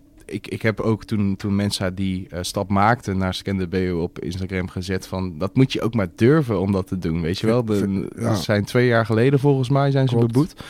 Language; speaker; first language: Dutch; native; Dutch